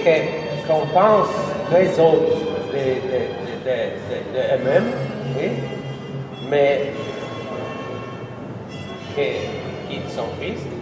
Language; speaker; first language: French; non-native, learner; Polish